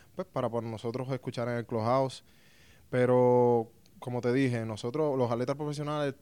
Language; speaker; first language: Spanish; native; Spanish